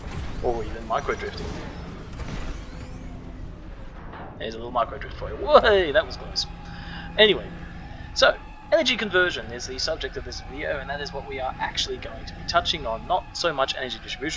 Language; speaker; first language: English; native; English